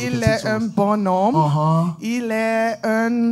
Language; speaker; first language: French; non-native, learner; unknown